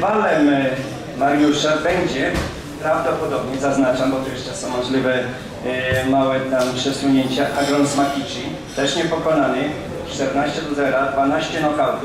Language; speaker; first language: Polish; native; Polish